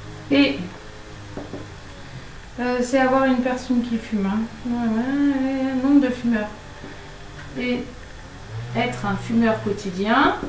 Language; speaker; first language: French; native; French